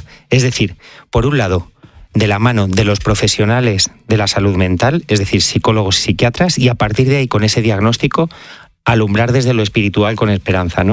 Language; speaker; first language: Spanish; native; Spanish